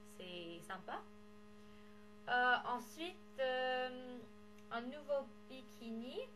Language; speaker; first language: French; non-native, learner; English